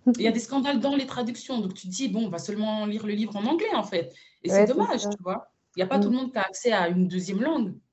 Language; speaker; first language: French; early bilingual, other home language; Spanish